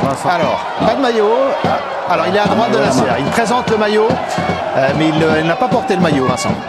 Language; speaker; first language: French; native; French